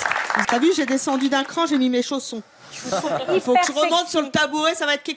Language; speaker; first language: French; native; French